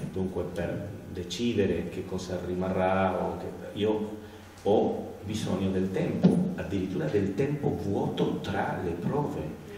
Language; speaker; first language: Italian; non-native, learner; Spanish